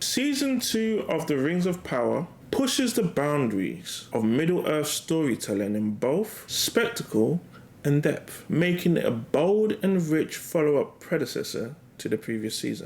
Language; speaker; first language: English; native; English